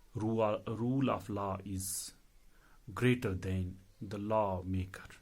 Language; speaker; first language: English; non-native, local second language; Hindi